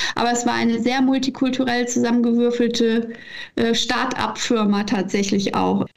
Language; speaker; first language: German; native; German